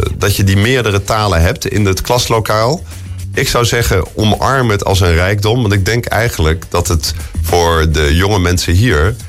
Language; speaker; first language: Dutch; native; Dutch